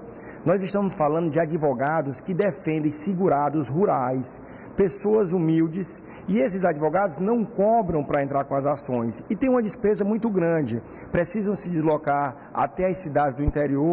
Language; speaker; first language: Portuguese; native; Portuguese